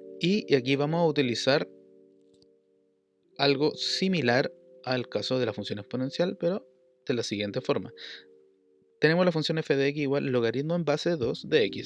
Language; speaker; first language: Spanish; native; Spanish